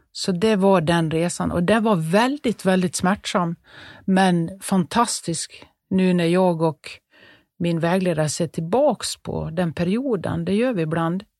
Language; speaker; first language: Swedish; native; Swedish